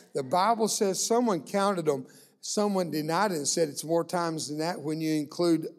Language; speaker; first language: English; early bilingual, other home language; Spanish